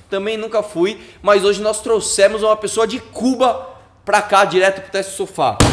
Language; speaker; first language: Portuguese; native; Portuguese